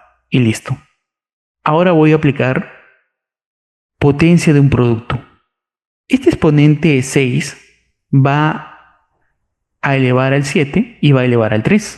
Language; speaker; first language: Spanish; native; Spanish